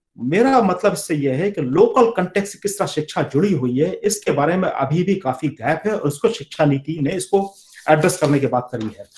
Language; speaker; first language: Hindi; native; Hindi